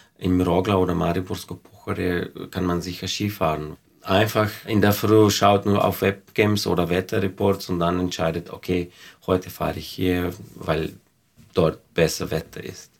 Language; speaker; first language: German; non-native, fluent; Slovenian